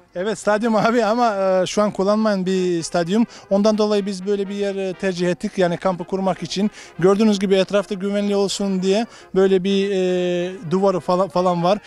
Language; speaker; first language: Turkish; non-native, fluent; Bosnian